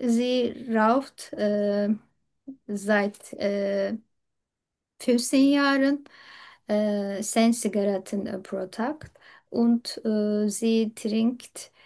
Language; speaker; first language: German; non-native, learner; Turkish